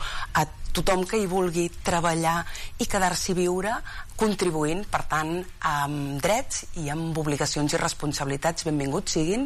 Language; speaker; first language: Catalan; native; Catalan